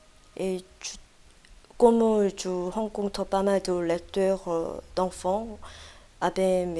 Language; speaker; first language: French; non-native, fluent; Korean